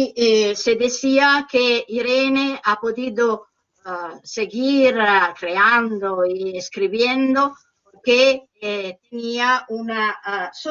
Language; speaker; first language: Spanish; non-native, learner; Italian